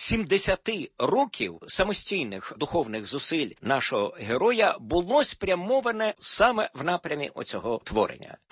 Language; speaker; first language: Ukrainian; native; Ukrainian